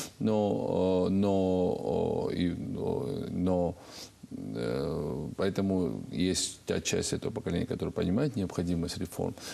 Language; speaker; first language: Russian; non-native, local second language; Georgian